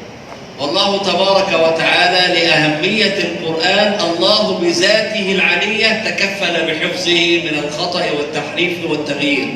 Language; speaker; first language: Arabic; native; Arabic